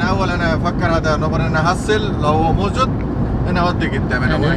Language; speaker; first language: Arabic; non-native, learner; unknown